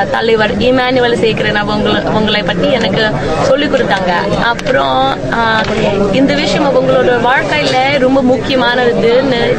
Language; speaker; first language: Tamil; non-native, fluent; English